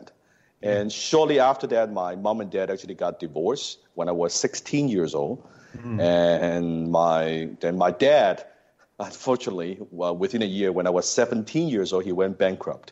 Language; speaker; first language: English; non-native, local second language; Cantonese